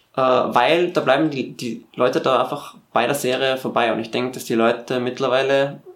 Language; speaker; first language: German; native; German